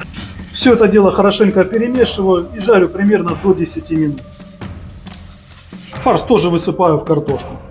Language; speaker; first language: Russian; native; Russian